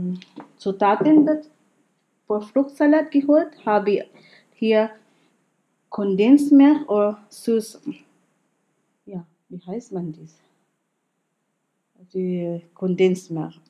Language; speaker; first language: German; non-native, learner; Filipino